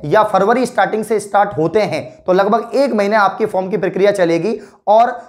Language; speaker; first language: Hindi; native; Hindi